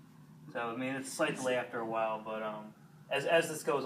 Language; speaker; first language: English; native; English